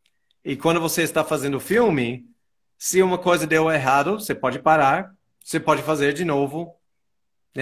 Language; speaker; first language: Portuguese; non-native, fluent; English